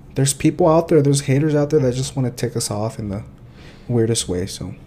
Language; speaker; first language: English; early bilingual, other home language; Spanish